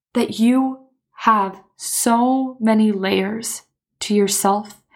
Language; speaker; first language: English; native; English